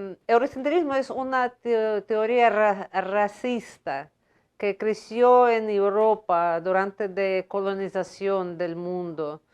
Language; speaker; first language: Spanish; non-native, fluent; Russian